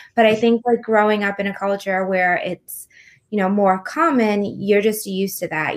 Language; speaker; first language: English; native; English